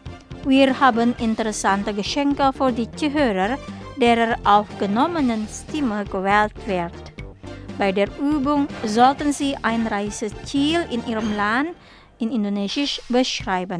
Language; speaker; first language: German; non-native, fluent; Indonesian